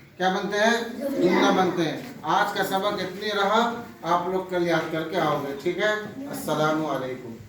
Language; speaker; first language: Hindi; non-native, local second language; Urdu